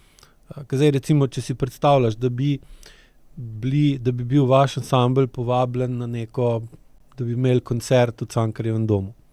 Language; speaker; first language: Slovenian; native; Slovenian